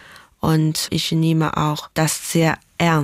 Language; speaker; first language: German; non-native, learner; Chinese